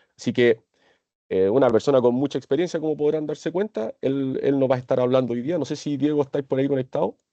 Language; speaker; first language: Spanish; native; Spanish